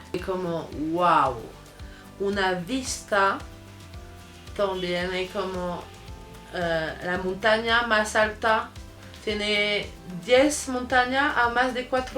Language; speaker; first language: Spanish; non-native, fluent; French